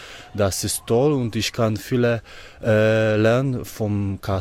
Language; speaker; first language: German; non-native, learner; Polish